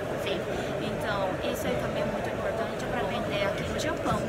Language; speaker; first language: Portuguese; non-native, learner; Japanese